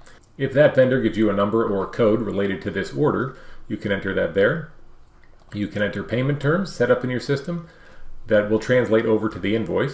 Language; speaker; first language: English; native; English